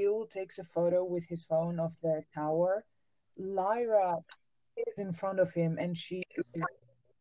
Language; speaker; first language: English; non-native, fluent; Greek